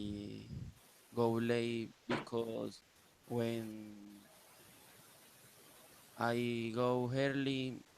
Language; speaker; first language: English; non-native, learner; Spanish